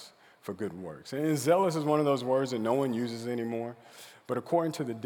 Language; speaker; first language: English; native; English